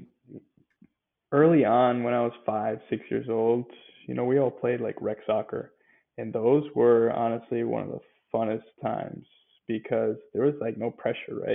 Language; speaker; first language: English; native; English